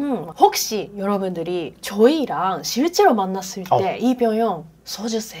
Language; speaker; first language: Korean; non-native, fluent; Japanese